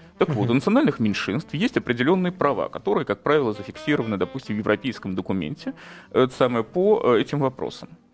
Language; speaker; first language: Russian; native; Russian